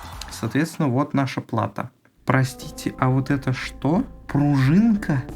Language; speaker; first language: Russian; native; Russian